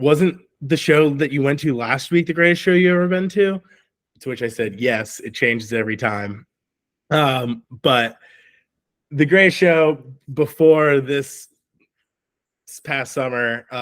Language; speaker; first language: English; native; English